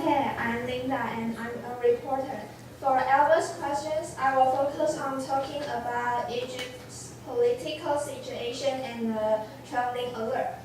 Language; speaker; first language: English; non-native, fluent; Chinese